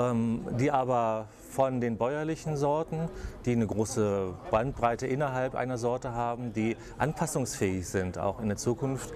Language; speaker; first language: German; native; German